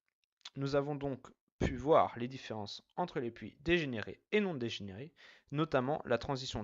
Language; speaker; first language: French; native; French